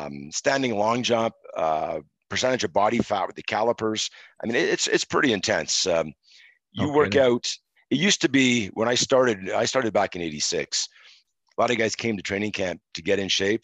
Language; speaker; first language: English; native; English